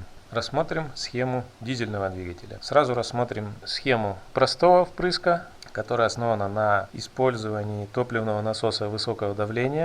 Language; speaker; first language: Russian; native; Russian